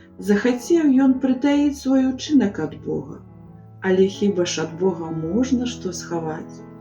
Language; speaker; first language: Belarusian; native; Belarusian